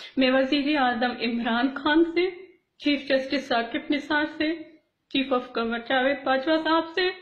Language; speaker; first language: Urdu; non-native, local second language; Baluchi